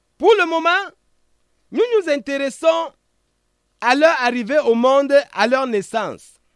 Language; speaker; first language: French; non-native, local second language; Ghomala